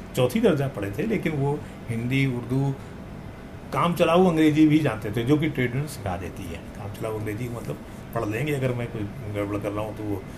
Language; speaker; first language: Hindi; native; Hindi